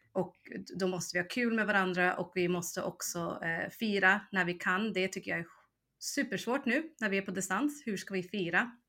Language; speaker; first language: Swedish; early bilingual, heritage; Swedish